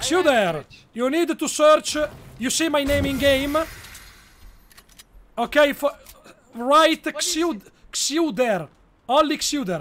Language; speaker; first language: English; non-native, learner; Italian